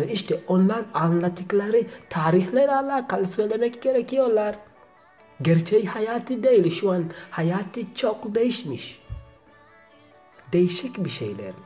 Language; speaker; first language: Turkish; non-native, learner; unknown